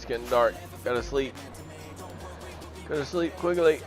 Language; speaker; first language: English; native; English